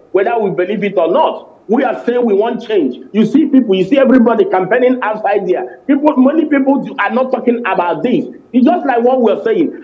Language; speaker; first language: English; non-native, local second language; Igbo